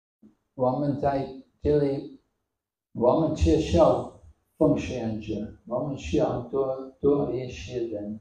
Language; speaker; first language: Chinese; non-native, fluent; English